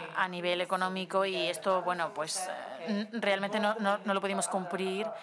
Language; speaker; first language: Spanish; non-native, fluent; Slovenian